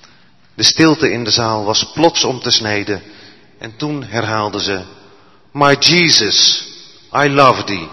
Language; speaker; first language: Dutch; native; Dutch